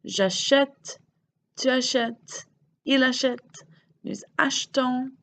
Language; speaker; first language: French; non-native, fluent; English